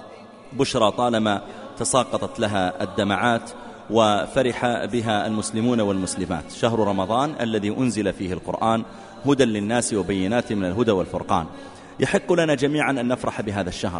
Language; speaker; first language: Arabic; native; Arabic